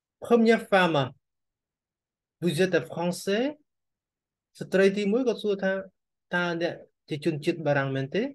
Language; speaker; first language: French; non-native, learner; Khmer